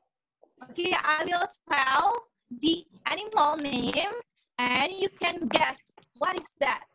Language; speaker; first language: English; non-native, learner; Indonesian